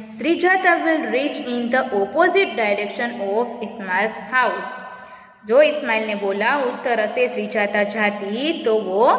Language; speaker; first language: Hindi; non-native, local second language; Gujarati